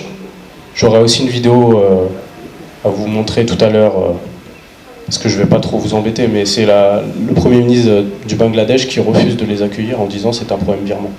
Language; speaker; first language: French; native; French